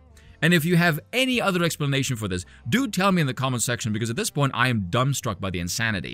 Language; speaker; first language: English; native; English